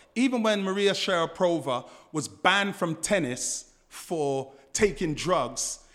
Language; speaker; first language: English; native; English